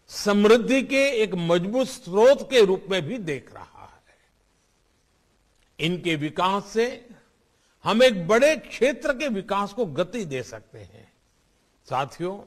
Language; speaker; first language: Hindi; non-native, local second language; Gujarati